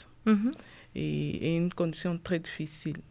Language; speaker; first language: French; non-native, learner; Portuguese